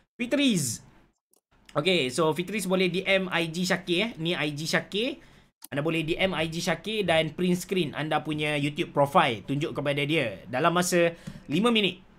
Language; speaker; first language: Malay; native; Malay